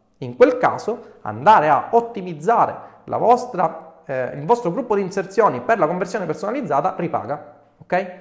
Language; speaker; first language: Italian; native; Italian